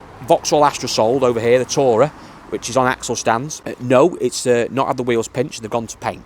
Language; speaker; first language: English; native; English